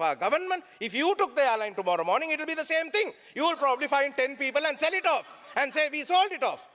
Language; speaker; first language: English; non-native, local second language; Sinhala